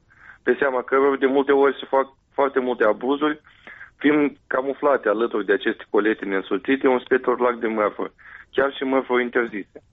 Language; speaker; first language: Romanian; native; Romanian